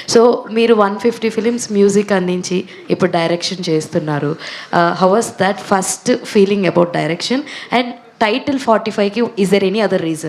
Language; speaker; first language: Telugu; native; Telugu